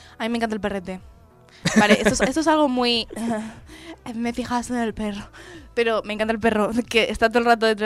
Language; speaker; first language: Spanish; native; Spanish